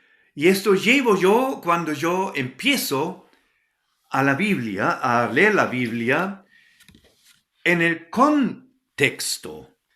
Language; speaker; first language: Spanish; non-native, fluent; German